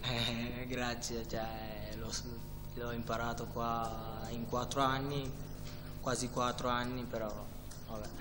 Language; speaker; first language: Italian; non-native, fluent; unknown